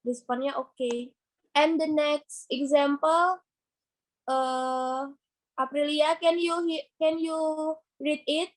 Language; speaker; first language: English; non-native, learner; Indonesian